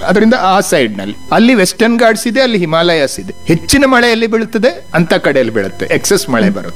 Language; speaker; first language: Kannada; non-native, local second language; Malayalam